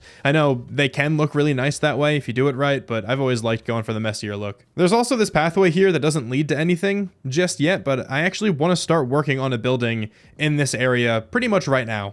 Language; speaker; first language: English; native; English